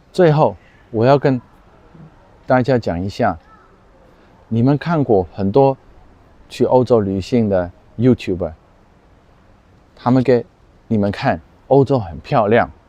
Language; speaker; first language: Chinese; non-native, fluent; Dutch